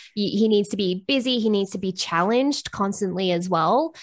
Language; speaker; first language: English; native; English